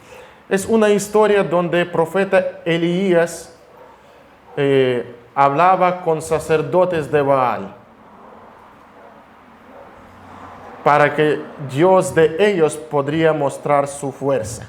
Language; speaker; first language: Spanish; non-native, fluent; Russian